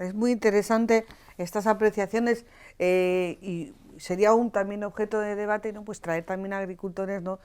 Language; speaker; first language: Spanish; native; Spanish